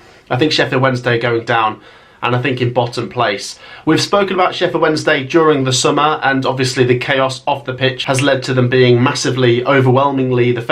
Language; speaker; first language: English; native; English